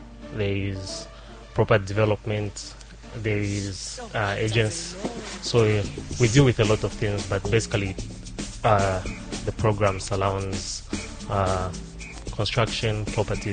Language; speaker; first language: English; non-native, local second language; Bemba